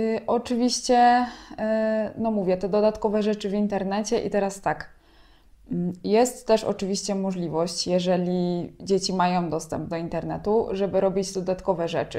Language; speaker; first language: Polish; native; Polish